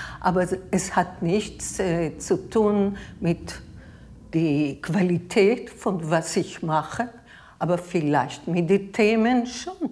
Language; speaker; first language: German; non-native, fluent; Hebrew